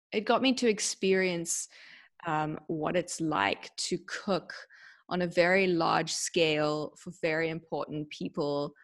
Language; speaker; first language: English; native; English